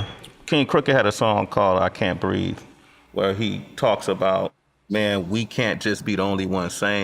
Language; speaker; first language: English; native; English